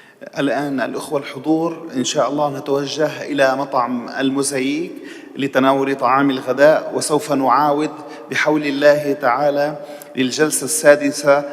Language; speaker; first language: Arabic; native; Arabic